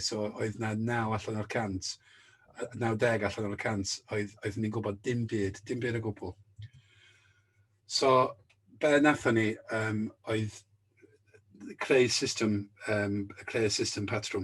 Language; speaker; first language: Welsh; native; Welsh